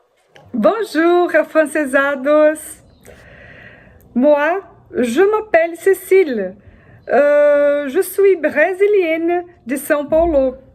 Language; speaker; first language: French; non-native, learner; Portuguese